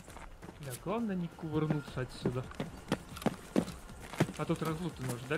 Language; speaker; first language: Russian; native; Russian